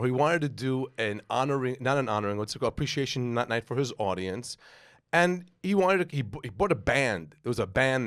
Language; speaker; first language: English; native; English